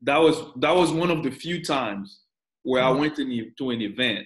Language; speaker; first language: English; non-native, fluent; French